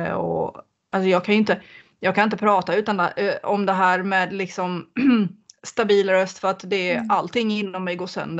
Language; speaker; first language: Swedish; native; Swedish